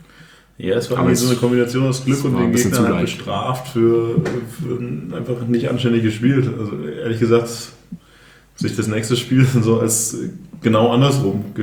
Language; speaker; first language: German; native; German